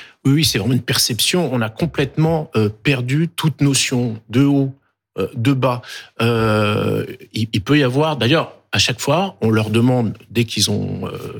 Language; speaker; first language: French; native; French